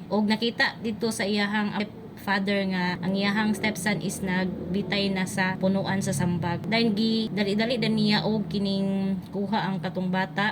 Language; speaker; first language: Cebuano; native; Cebuano